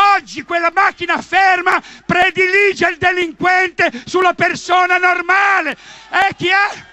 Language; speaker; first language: Italian; native; Italian